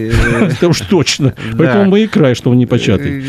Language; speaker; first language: Russian; native; Russian